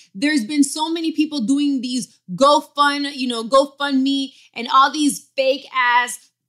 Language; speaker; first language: English; early bilingual, other home language; Spanish